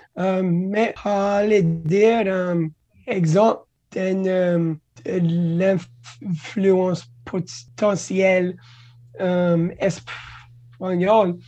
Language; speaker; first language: French; non-native, local second language; English